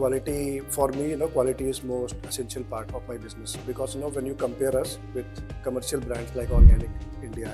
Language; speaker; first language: English; non-native, local second language; Hindi